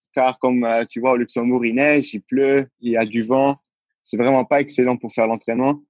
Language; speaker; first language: French; non-native, local second language; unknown